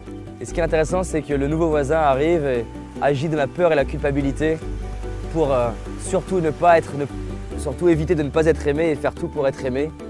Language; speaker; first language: French; native; French